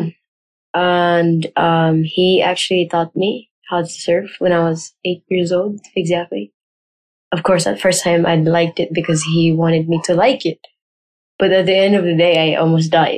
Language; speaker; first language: English; non-native, local second language; Surigaonon